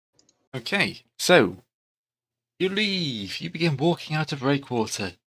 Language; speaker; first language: English; native; English